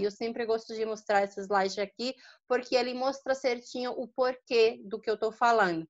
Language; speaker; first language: Portuguese; non-native, fluent; Spanish